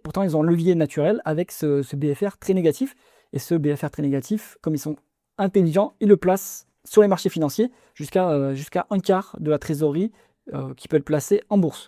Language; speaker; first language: French; native; French